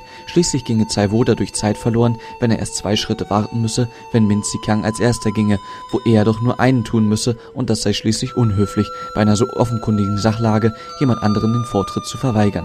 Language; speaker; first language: German; native; German